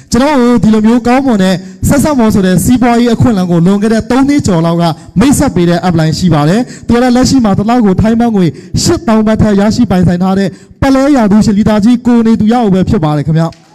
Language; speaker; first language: Burmese; native; Burmese